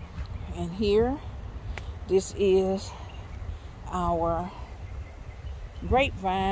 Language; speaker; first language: English; native; English